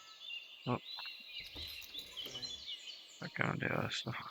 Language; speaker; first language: Spanish; non-native, learner; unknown